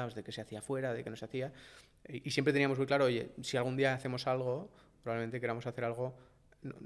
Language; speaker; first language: Spanish; native; Spanish